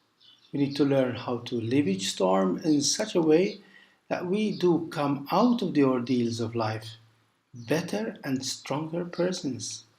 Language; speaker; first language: English; non-native, local second language; Maltese